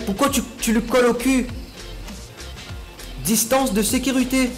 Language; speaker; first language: French; native; French